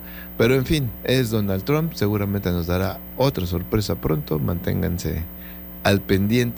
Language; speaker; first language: Spanish; native; Spanish